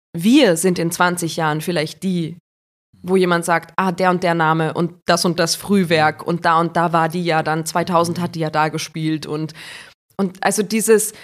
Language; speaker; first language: German; native; German